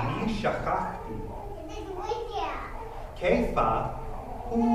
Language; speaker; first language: Hebrew; non-native, fluent; English